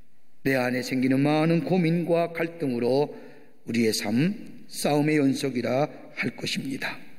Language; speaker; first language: Korean; native; Korean